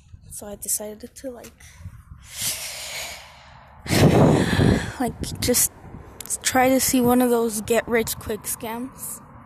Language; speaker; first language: English; early bilingual, other home language; Spanish